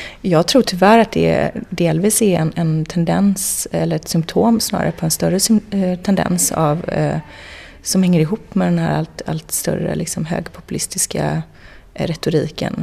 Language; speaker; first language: Swedish; native; Swedish